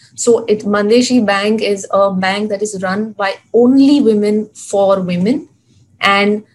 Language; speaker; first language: English; non-native, local second language; Hindi